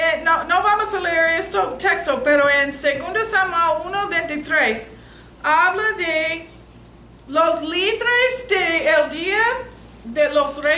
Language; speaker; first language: Spanish; non-native, learner; English